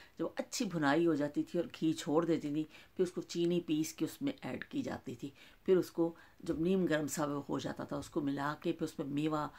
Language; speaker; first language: Urdu; non-native, local second language; Punjabi